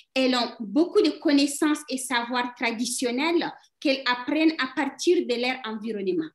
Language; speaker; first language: French; non-native, local second language; Fula